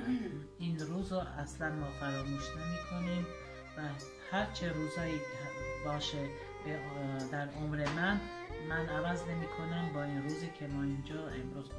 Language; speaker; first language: Persian; non-native, local second language; Armenian